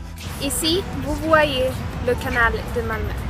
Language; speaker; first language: French; non-native, learner; Swedish